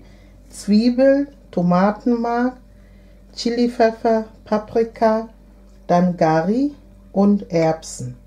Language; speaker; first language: German; non-native, fluent; Akan